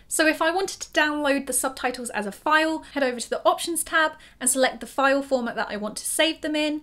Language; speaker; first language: English; native; English